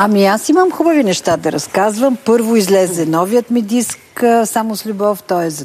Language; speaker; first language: Bulgarian; native; Bulgarian